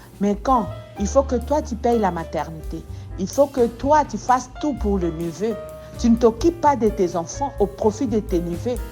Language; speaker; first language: French; non-native, local second language; Lingala